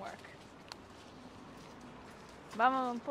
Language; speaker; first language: Spanish; non-native, learner; Danish